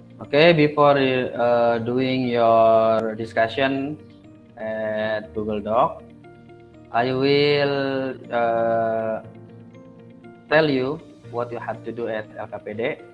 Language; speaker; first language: English; non-native, learner; Indonesian